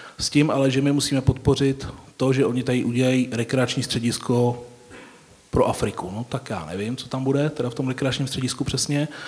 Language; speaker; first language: Czech; native; Czech